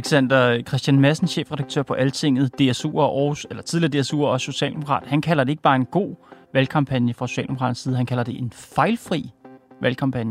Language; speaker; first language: Danish; native; Danish